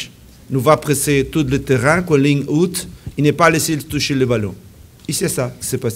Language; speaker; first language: French; non-native, learner; Portuguese